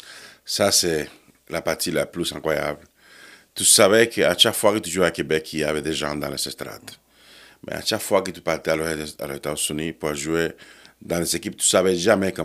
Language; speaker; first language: French; non-native, fluent; Spanish